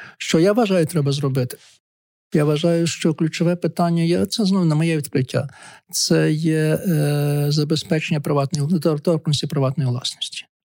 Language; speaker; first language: Ukrainian; native; Ukrainian